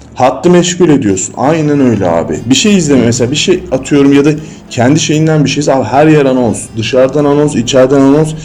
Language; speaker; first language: Turkish; native; Turkish